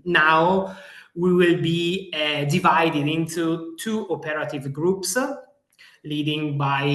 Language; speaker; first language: English; non-native, fluent; Italian